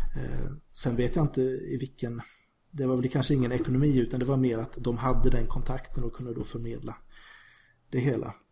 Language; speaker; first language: Swedish; native; Swedish